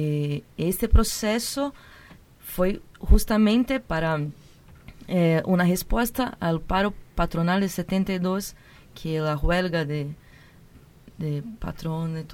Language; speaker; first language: Spanish; non-native, learner; Portuguese